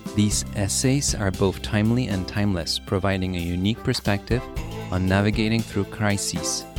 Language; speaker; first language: English; early bilingual, other home language; Polish